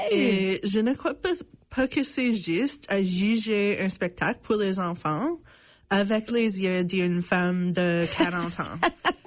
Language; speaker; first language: French; non-native, local second language; English